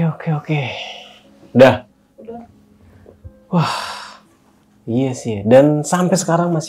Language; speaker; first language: Indonesian; native; Indonesian